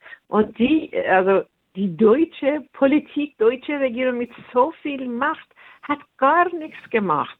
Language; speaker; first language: German; non-native, fluent; Persian